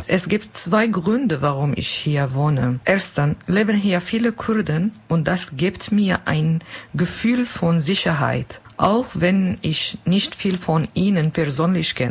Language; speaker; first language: German; non-native, learner; Kurdish